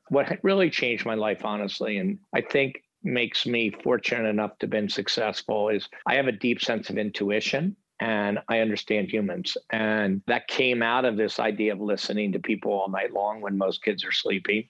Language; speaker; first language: English; native; English